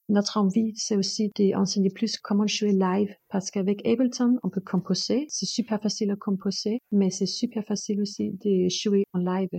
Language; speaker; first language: French; non-native, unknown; Danish